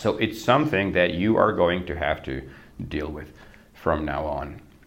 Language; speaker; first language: English; non-native, fluent; Czech